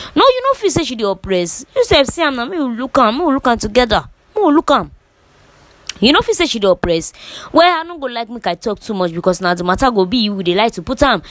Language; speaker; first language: Nigerian Pidgin; native; Nigerian Pidgin